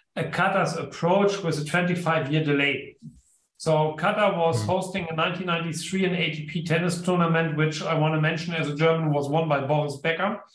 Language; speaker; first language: English; non-native, fluent; German